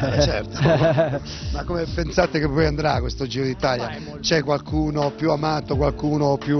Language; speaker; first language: Italian; native; Italian